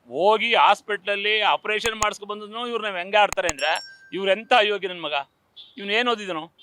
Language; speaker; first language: Kannada; native; Kannada